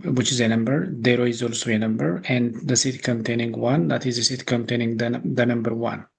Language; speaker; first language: English; non-native, local second language; Amharic